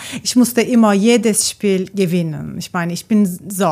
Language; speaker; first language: German; non-native, learner; Turkish